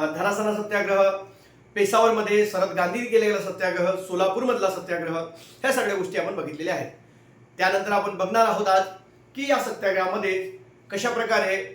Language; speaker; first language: Marathi; non-native, local second language; Hindi